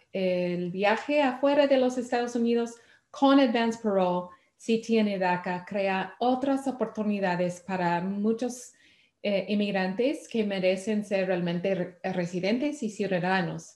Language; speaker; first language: Spanish; non-native, fluent; English